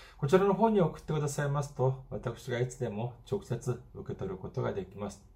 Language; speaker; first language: Japanese; non-native, fluent; Korean